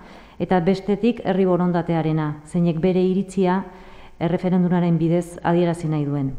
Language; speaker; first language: Basque; native; Basque